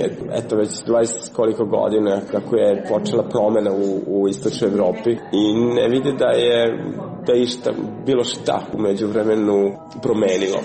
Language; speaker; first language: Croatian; non-native, local second language; Hungarian